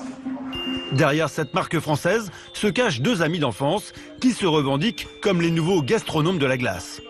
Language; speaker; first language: French; native; French